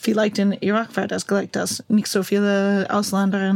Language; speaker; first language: German; non-native, learner; English